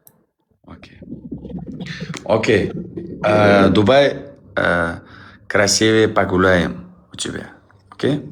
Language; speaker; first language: Russian; non-native, learner; Uzbek